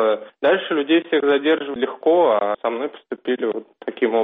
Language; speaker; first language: Russian; native; Russian